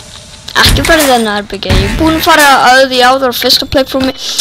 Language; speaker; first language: Icelandic; non-native, learner; Danish